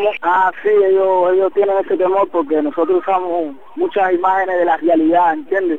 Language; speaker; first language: Spanish; native; Spanish